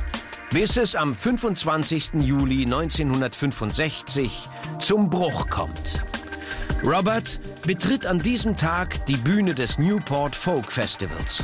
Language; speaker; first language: German; native; German